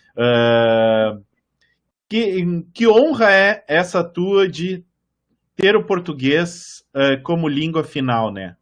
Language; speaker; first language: Portuguese; native; Portuguese